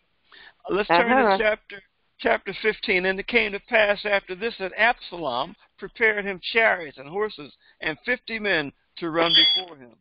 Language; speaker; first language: English; native; English